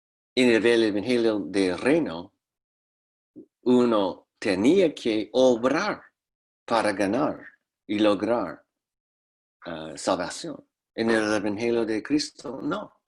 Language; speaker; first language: Spanish; non-native, fluent; English